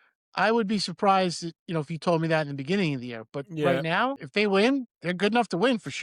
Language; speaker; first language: English; native; English